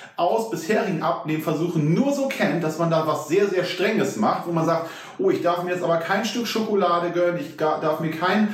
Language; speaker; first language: German; native; German